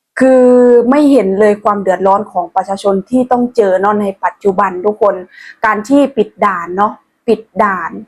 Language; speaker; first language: Thai; non-native, local second language; Northeastern Thai